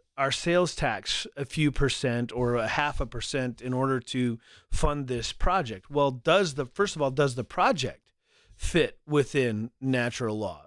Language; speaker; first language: English; native; English